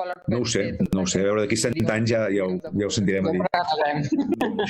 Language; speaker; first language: Catalan; native; Catalan